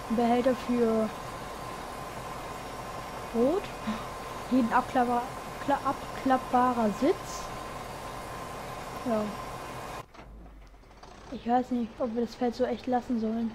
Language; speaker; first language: German; native; German